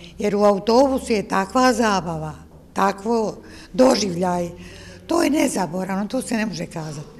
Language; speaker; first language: Croatian; native; Croatian